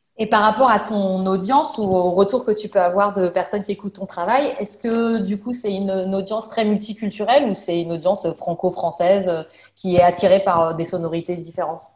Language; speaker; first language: French; native; French